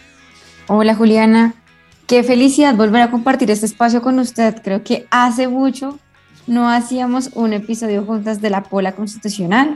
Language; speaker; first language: Spanish; native; Spanish